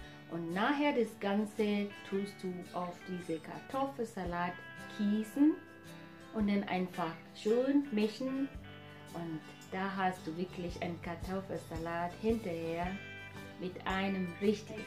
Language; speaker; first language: German; non-native, fluent; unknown